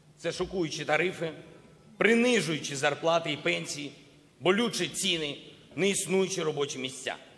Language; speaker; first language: Ukrainian; non-native, local second language; Russian